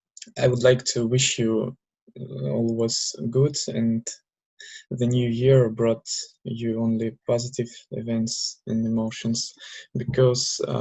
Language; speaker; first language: English; non-native, learner; Russian